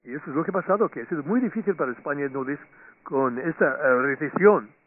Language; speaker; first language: Spanish; non-native, fluent; English